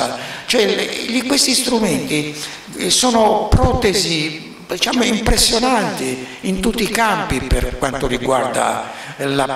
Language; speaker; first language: Italian; native; Italian